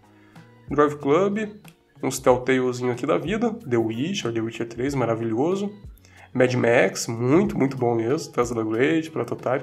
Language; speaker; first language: Portuguese; native; Portuguese